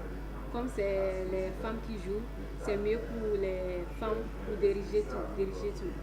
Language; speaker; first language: French; non-native, learner; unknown